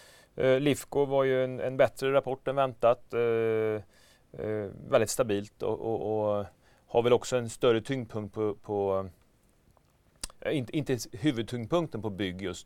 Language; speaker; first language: Swedish; native; Swedish